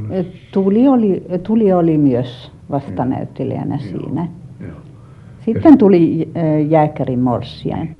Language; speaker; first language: Finnish; non-native, local second language; Swedish